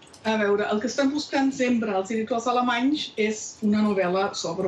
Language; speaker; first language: Catalan; non-native, fluent; German